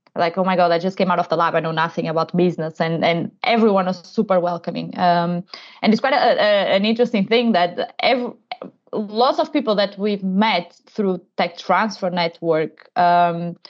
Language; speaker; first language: English; non-native, fluent; Portuguese